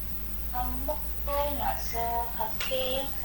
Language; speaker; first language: Korean; non-native, learner; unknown